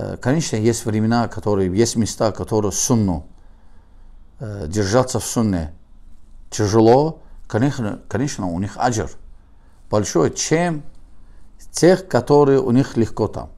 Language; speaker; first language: Russian; non-native, learner; Azerbaijani